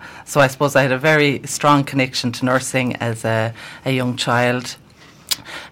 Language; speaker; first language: English; native; English